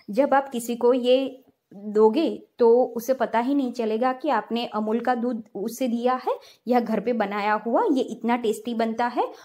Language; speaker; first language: Hindi; non-native, local second language; Gujarati